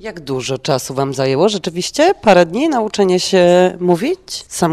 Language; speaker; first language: Polish; native; Polish